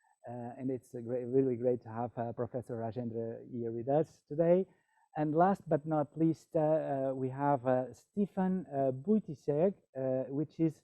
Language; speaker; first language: English; non-native, fluent; Portuguese